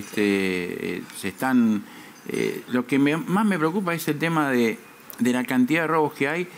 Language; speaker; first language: Spanish; native; Spanish